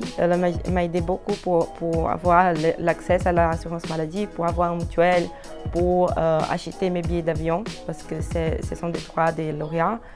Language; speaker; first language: French; non-native, fluent; Portuguese